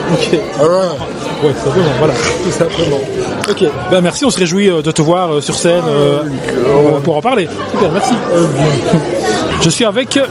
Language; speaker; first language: French; native; French